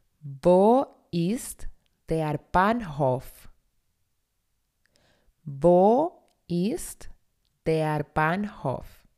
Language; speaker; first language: German; non-native, fluent; Spanish